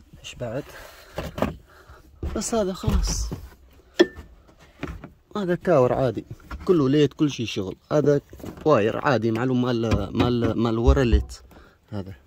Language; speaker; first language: Arabic; non-native, learner; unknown